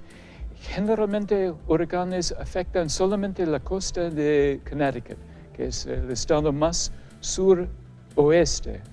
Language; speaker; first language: Spanish; non-native, fluent; English